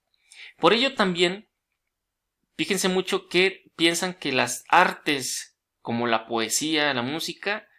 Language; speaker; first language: Spanish; native; Spanish